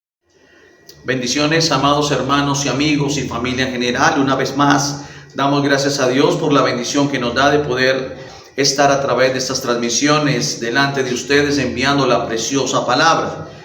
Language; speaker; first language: Spanish; native; Spanish